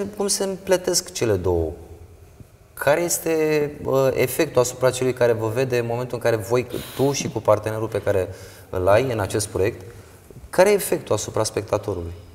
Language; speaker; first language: Romanian; native; Romanian